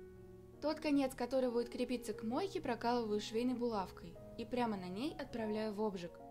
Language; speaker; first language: Russian; native; Russian